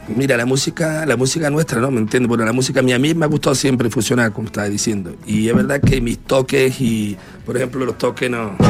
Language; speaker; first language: Spanish; early bilingual, heritage; Spanish